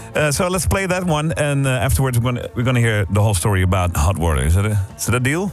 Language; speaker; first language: English; non-native, fluent; Dutch